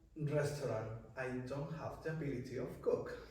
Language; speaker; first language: English; non-native, learner; Spanish